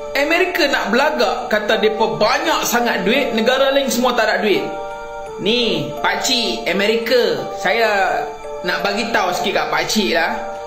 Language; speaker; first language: Malay; native; Malay